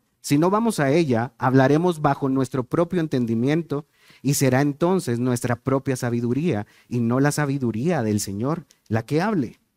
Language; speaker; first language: Spanish; native; Spanish